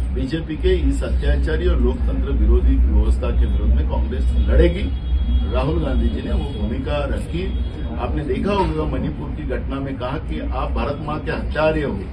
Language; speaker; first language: Hindi; non-native, local second language; Marathi